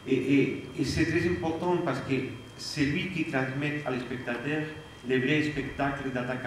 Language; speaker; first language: French; non-native, fluent; Spanish